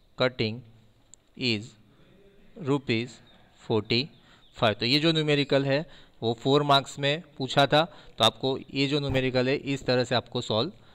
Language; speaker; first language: Hindi; non-native, local second language; Gujarati